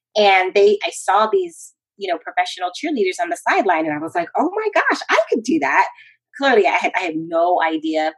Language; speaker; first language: English; early bilingual, other home language; Spanish